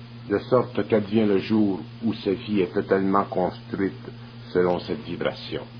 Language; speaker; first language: French; native; French